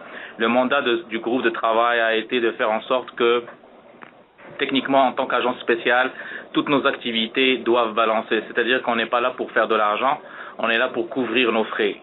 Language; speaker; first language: French; native; French